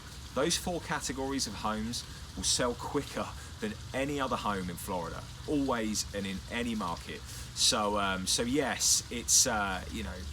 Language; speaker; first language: English; native; English